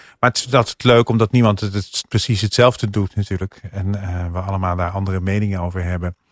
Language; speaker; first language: Dutch; native; Dutch